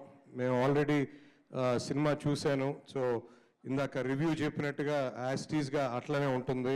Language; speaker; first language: Telugu; native; Telugu